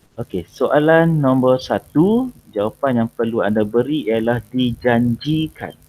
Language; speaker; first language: Malay; native; Malay